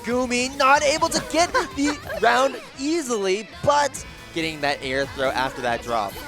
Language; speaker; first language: English; native; English